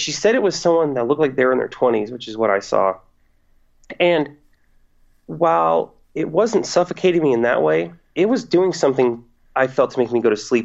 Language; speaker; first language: English; native; English